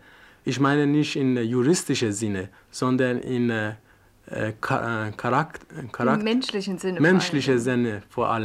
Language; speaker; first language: German; non-native, fluent; Persian